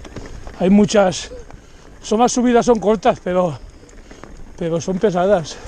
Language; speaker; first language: Spanish; native; Spanish